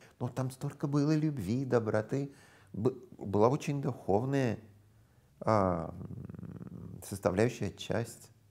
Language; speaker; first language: Russian; non-native, fluent; English